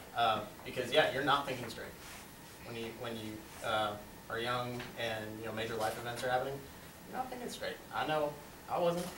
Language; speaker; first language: English; native; English